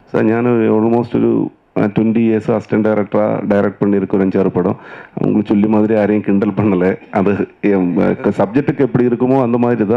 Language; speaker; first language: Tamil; non-native, learner; Malayalam